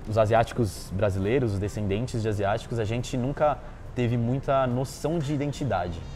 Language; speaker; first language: Portuguese; early bilingual, other home language; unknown